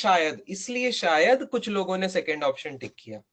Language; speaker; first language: Hindi; non-native, local second language; Marathi